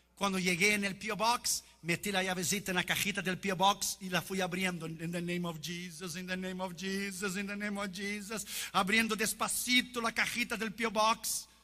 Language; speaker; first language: Spanish; non-native, fluent; Portuguese